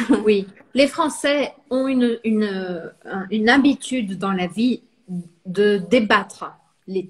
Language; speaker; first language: French; non-native, fluent; Portuguese